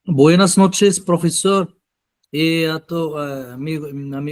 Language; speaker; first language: Spanish; non-native, learner; Arabic